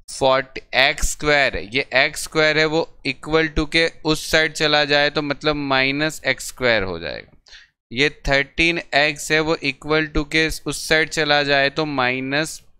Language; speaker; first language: Hindi; non-native, local second language; Gujarati